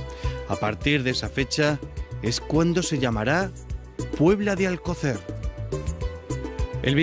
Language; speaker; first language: Spanish; native; Spanish